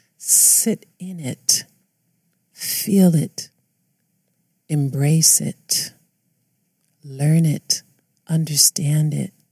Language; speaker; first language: English; native; English